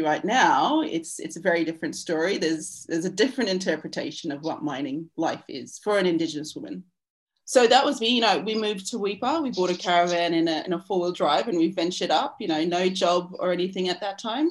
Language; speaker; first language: English; native; English